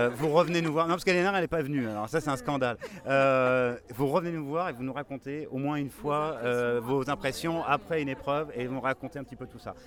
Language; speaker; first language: French; native; French